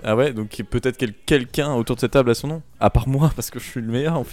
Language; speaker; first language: French; native; French